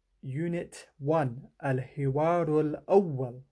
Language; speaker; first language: Arabic; non-native, fluent; English